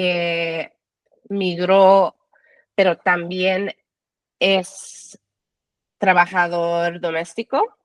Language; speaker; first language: Spanish; early bilingual, heritage; English